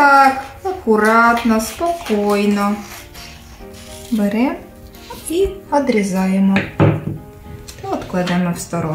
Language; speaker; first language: Polish; non-native, learner; Ukrainian